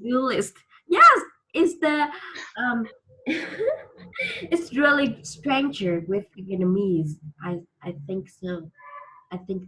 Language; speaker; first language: English; non-native, learner; Vietnamese